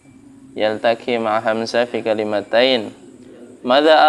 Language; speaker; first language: Arabic; non-native, fluent; Indonesian